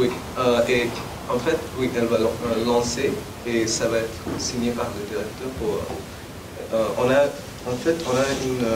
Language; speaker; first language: French; non-native, learner; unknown